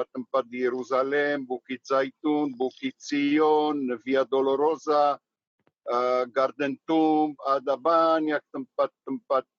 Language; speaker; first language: Indonesian; non-native, learner; Hebrew